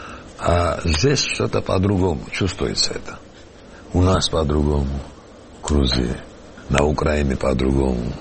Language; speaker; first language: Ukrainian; non-native, learner; Georgian